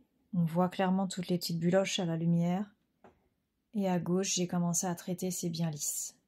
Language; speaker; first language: French; native; French